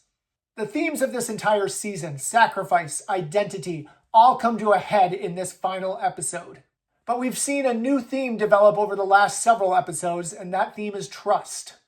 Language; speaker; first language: English; native; English